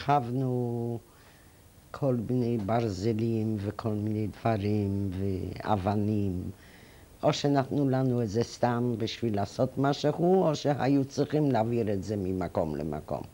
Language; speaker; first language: Hebrew; non-native, fluent; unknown